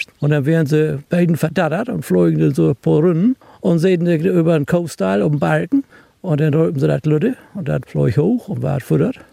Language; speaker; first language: German; native; German